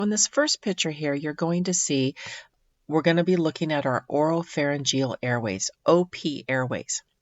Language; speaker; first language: English; native; English